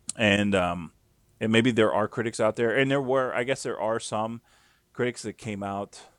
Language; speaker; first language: English; native; English